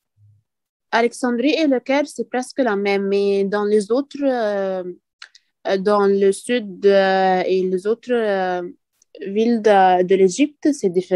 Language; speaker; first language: French; non-native, learner; Arabic